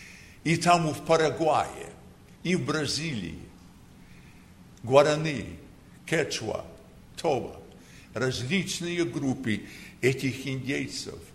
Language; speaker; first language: Russian; early bilingual, heritage; Russian